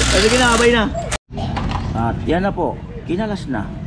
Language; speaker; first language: Filipino; native; Filipino